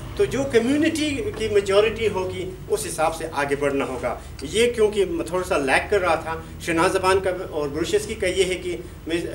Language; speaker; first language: Urdu; non-native, local second language; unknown